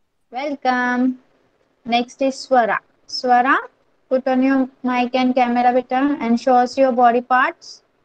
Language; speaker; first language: English; non-native, local second language; Marathi